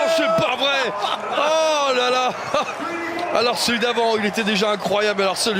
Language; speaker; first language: French; native; French